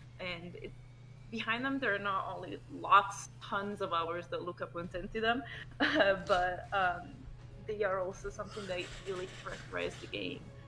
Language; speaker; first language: English; non-native, fluent; Italian